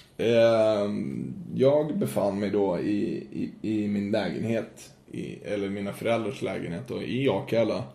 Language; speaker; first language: Swedish; native; Swedish